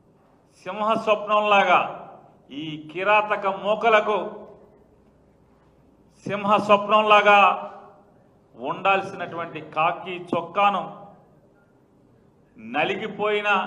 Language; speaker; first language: Telugu; native; Telugu